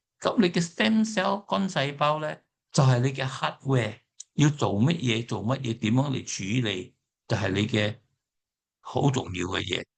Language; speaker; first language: Cantonese; early bilingual, heritage; Cantonese